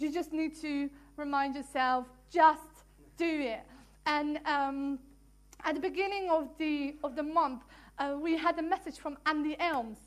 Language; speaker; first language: English; non-native, fluent; Dutch